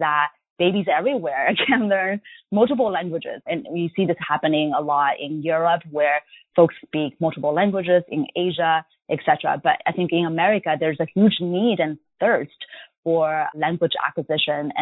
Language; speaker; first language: English; non-native, fluent; Chinese